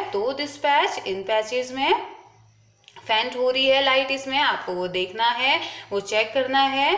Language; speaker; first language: Hindi; native; Hindi